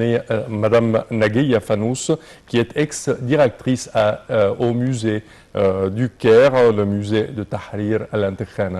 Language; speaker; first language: French; non-native, local second language; Arabic